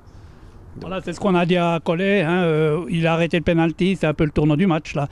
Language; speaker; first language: French; native; French